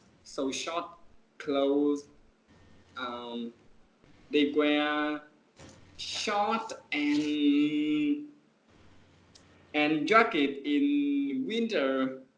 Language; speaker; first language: English; non-native, learner; Vietnamese